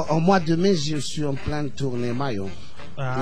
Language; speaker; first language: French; non-native, local second language; Arabic